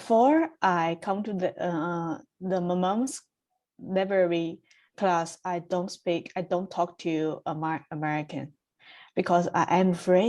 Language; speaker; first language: English; non-native, learner; Chinese